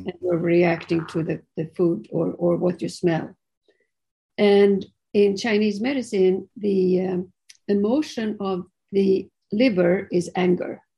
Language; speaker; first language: English; non-native, fluent; Swedish